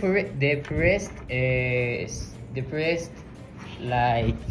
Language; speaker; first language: English; non-native, learner; Spanish